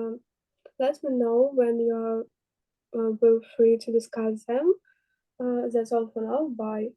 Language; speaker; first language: English; non-native, learner; Russian